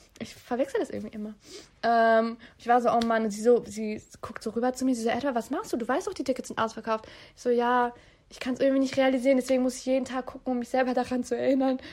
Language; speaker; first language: German; early bilingual, other home language; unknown